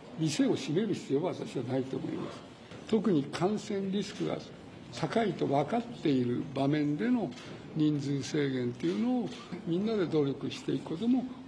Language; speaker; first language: Japanese; native; Japanese